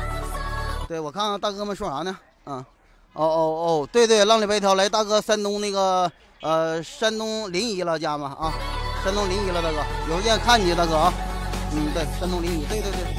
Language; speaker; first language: Chinese; native; Chinese